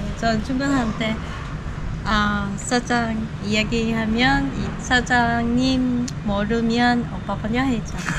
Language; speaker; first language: Korean; non-native, learner; Vietnamese